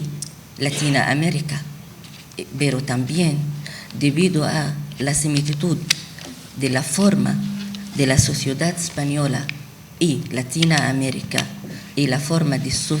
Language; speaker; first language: Spanish; non-native, fluent; Arabic